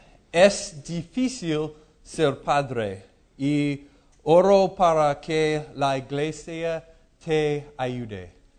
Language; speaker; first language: Spanish; non-native, learner; English